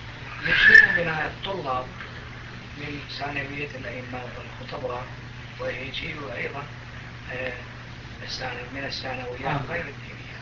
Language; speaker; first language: Arabic; non-native, fluent; Turkish